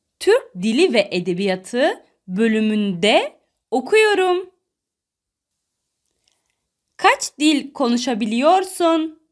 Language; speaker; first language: Turkish; non-native, fluent; Arabic